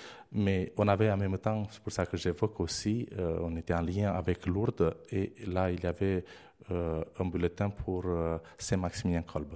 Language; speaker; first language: French; non-native, fluent; Romanian